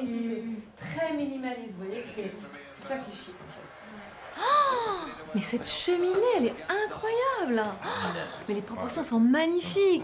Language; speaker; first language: French; native; French